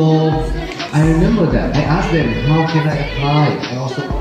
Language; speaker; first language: English; non-native, fluent; Thai